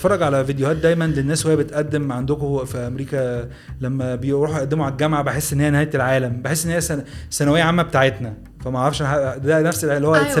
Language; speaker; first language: Arabic; native; Arabic